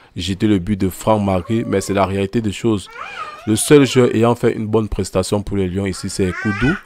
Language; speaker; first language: French; native; French